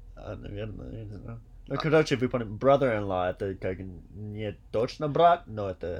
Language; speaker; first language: Russian; non-native, learner; English